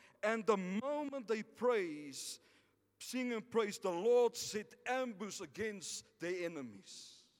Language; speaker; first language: English; non-native, local second language; Afrikaans